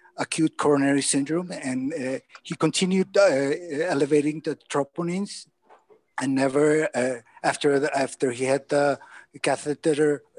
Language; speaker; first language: English; non-native, fluent; Spanish